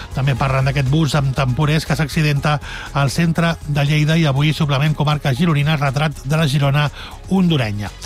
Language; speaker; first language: Catalan; native; Catalan